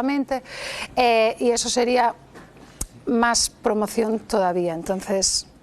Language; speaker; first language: Spanish; native; Spanish